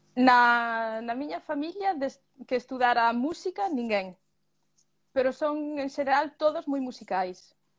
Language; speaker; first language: Galician; early bilingual, other home language; Spanish